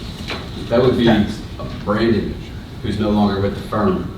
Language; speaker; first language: English; native; English